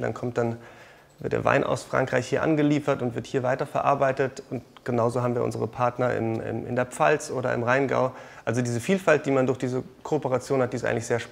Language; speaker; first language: German; native; German